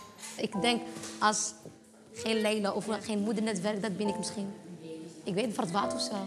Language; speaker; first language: Dutch; non-native, fluent; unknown